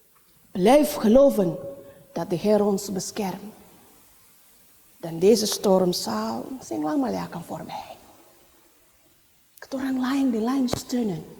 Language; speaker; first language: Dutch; non-native, learner; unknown